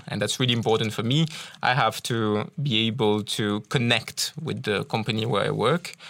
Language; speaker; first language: English; non-native, fluent; French